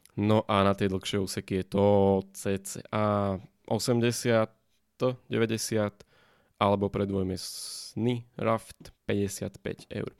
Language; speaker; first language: Slovak; native; Slovak